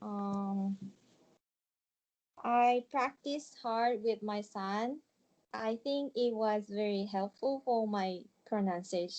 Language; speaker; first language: English; non-native, learner; Japanese